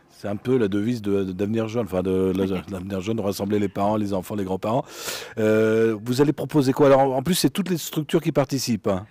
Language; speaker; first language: French; native; French